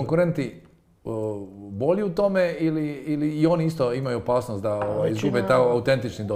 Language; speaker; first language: Croatian; native; Croatian